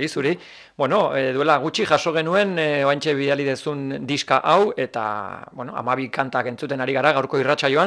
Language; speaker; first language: Basque; native; Basque